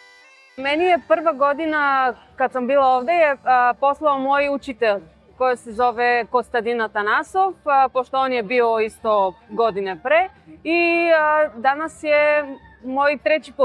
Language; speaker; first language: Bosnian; non-native, learner; Bulgarian